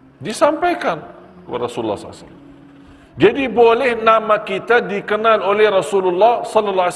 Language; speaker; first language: Indonesian; non-native, fluent; Arabic